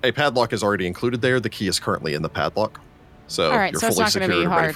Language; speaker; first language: English; native; English